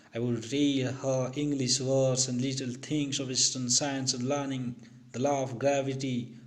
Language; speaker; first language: English; non-native, local second language; Hindi